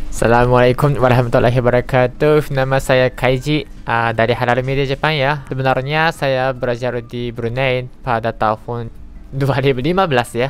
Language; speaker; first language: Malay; non-native, fluent; Japanese